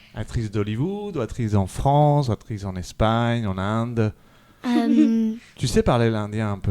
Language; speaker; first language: French; native; French